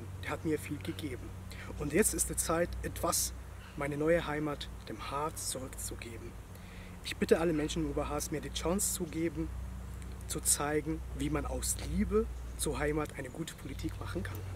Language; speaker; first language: German; non-native, fluent; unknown